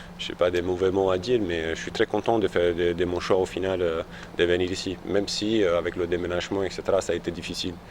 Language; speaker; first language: French; non-native, fluent; Romanian